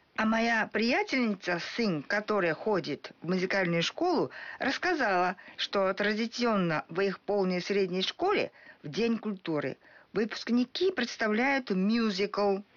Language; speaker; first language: Russian; non-native, fluent; Japanese